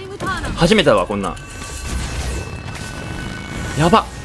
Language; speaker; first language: Japanese; native; Japanese